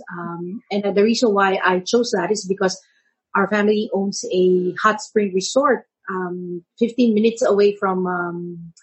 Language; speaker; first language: English; non-native, local second language; Filipino